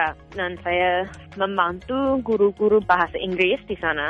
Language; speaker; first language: Indonesian; non-native, fluent; English